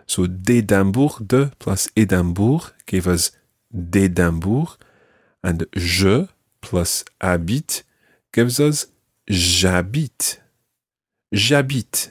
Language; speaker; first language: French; non-native, fluent; English